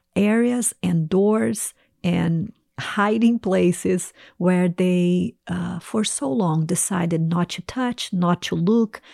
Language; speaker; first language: English; non-native, fluent; Portuguese